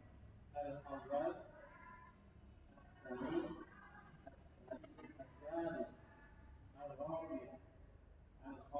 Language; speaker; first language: Arabic; non-native, learner; Indonesian